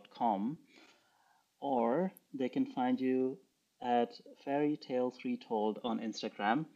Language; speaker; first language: English; non-native, local second language; Urdu